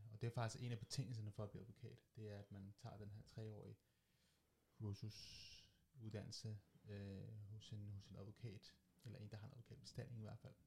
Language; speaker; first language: Danish; early bilingual, other home language; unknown